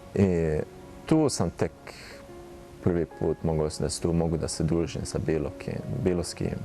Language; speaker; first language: Bosnian; early bilingual, heritage; Bosnian